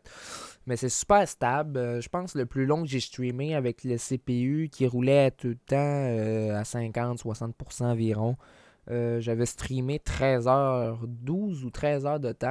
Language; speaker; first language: French; native; French